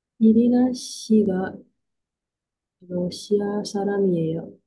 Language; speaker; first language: Korean; non-native, learner; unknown